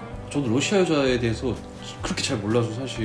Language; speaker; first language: Korean; native; Korean